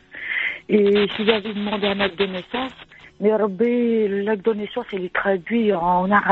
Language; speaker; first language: French; native; French